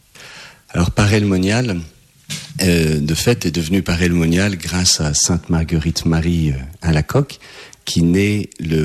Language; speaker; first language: French; native; French